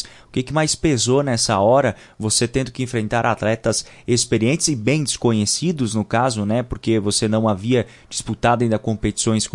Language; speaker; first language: Portuguese; native; Portuguese